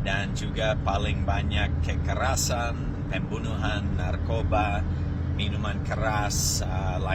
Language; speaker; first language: Indonesian; non-native, fluent; English